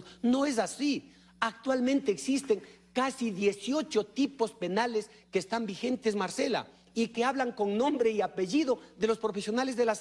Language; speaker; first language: Spanish; native; Spanish